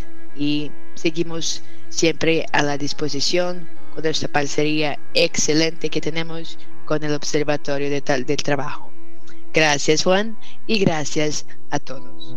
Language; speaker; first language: Spanish; non-native, fluent; Portuguese